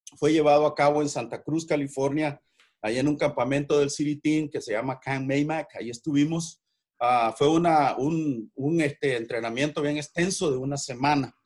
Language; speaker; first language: Spanish; native; Spanish